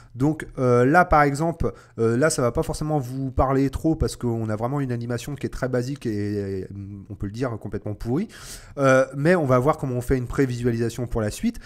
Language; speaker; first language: French; native; French